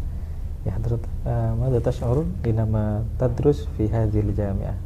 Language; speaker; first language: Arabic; non-native, learner; Indonesian